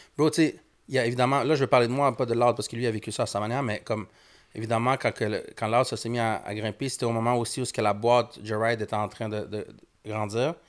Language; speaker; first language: French; early bilingual, other home language; Spanish